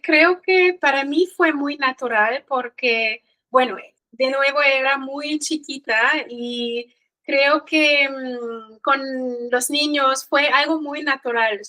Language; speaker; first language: Spanish; non-native, fluent; Kikuyu